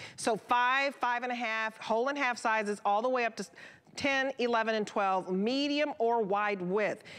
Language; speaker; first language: English; native; English